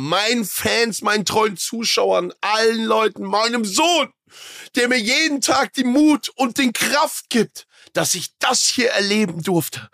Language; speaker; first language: German; native; German